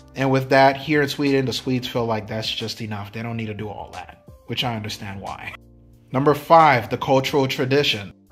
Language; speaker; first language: English; native; English